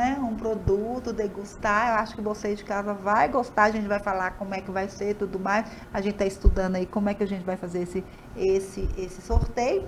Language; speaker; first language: Portuguese; native; Portuguese